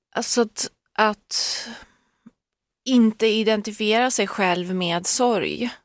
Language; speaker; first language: Swedish; early bilingual, other home language; Persian